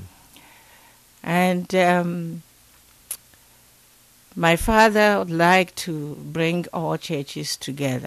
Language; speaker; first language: English; non-native, local second language; Akan